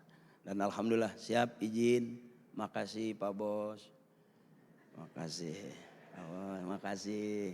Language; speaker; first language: Malay; native; Malay